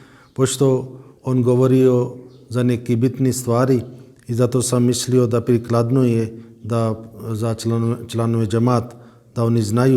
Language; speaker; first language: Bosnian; non-native, fluent; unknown